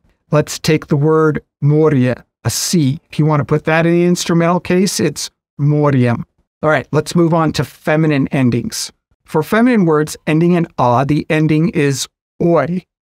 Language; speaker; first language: English; native; English